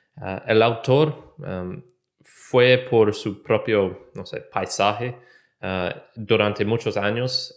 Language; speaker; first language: Spanish; non-native, learner; English